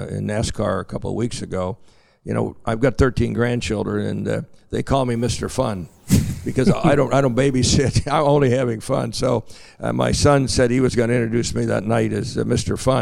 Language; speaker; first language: English; native; English